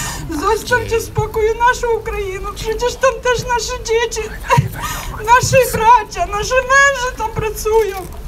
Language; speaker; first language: Polish; non-native, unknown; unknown